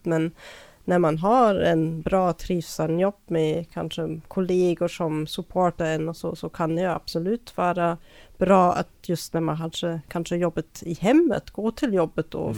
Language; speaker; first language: Swedish; non-native, fluent; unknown